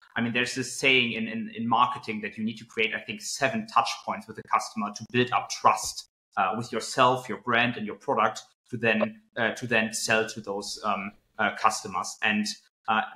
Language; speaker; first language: English; non-native, fluent; German